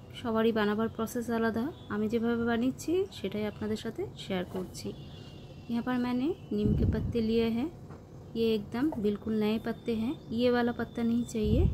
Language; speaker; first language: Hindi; non-native, local second language; Bangla